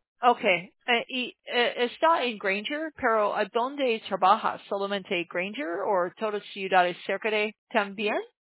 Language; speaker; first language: Spanish; non-native, learner; English